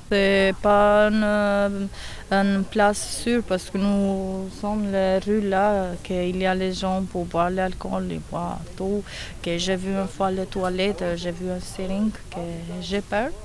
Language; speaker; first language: French; non-native, learner; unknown